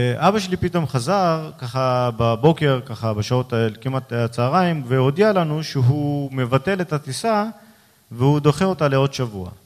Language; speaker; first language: Hebrew; early bilingual, other home language; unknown